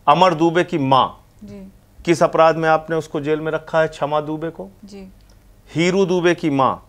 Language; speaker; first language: Hindi; native; Hindi